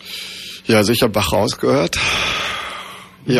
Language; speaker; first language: German; native; German